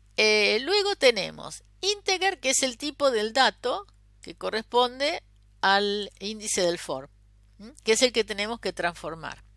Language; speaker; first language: Spanish; native; Spanish